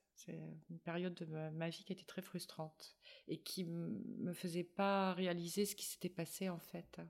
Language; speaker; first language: French; native; French